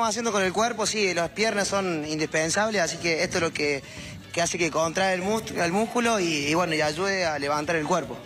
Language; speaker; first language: Spanish; native; Spanish